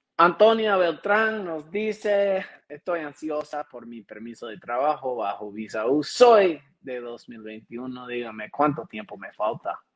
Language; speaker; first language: Spanish; non-native, learner; English